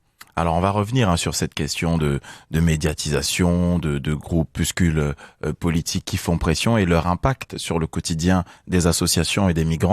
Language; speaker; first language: French; native; French